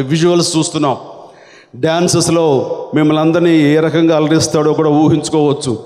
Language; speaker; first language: Telugu; native; Telugu